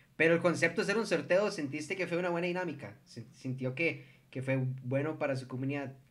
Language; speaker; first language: Spanish; native; Spanish